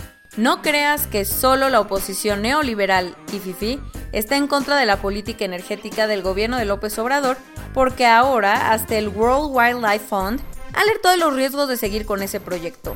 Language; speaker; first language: Spanish; native; Spanish